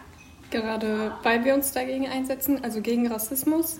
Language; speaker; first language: German; early bilingual, other home language; Russian